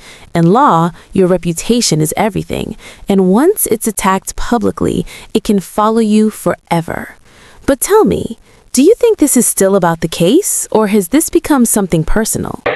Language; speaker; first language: English; native; English